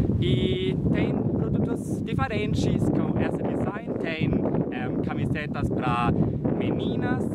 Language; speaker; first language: Portuguese; non-native, fluent; German